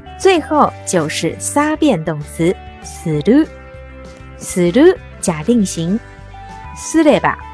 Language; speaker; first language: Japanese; non-native, fluent; Chinese